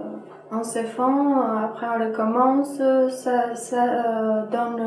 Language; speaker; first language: French; non-native, fluent; Albanian